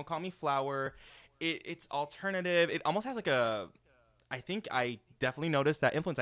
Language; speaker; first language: English; non-native, fluent; French